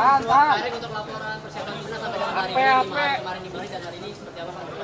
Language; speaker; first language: Indonesian; native; Indonesian